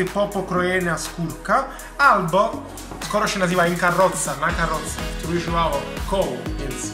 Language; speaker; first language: Polish; non-native, learner; Italian